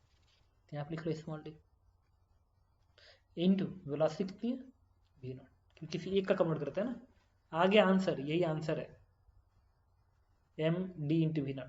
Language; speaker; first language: Hindi; native; Hindi